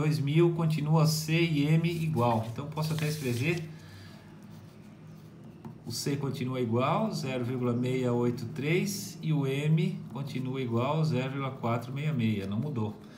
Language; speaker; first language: Portuguese; native; Portuguese